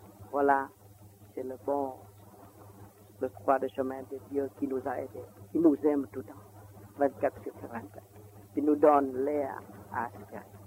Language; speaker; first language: French; non-native, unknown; Vietnamese